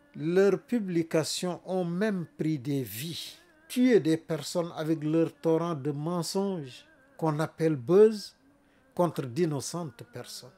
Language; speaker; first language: French; non-native, local second language; Wolof